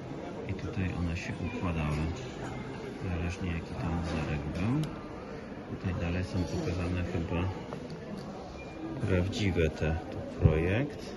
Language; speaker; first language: Polish; native; Polish